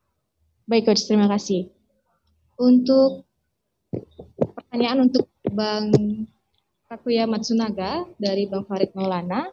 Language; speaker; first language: Indonesian; native; Indonesian